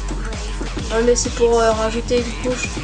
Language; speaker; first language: French; native; French